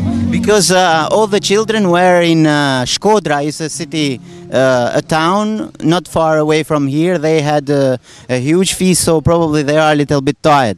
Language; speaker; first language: English; non-native, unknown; Albanian